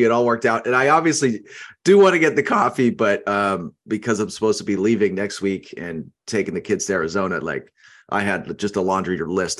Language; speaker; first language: English; native; English